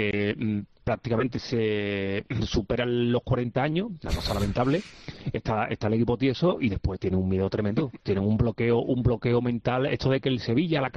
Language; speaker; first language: Spanish; native; Spanish